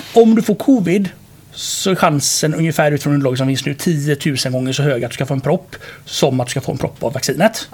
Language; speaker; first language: Swedish; native; Swedish